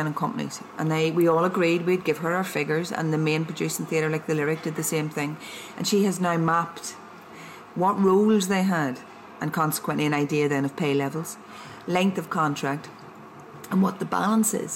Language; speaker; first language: English; native; English